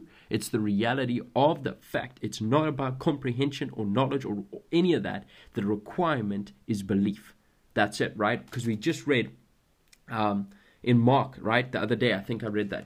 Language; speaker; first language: English; native; English